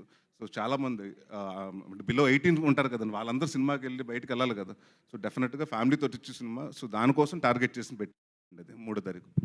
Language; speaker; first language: Telugu; native; Telugu